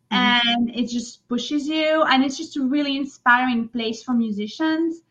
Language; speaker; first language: English; non-native, fluent; French